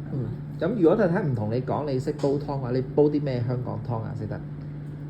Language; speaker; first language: Cantonese; native; Cantonese